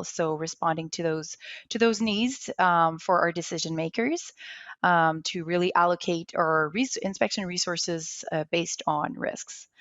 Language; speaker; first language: English; non-native, local second language; French